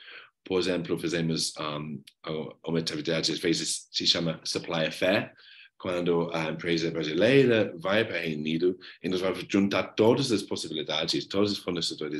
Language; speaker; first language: Portuguese; non-native, fluent; English